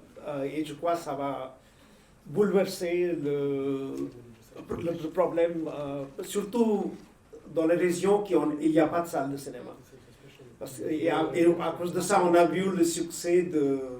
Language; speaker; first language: French; non-native, fluent; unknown